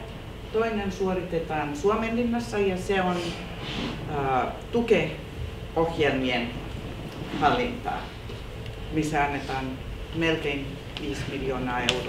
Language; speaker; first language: Finnish; non-native, local second language; Swedish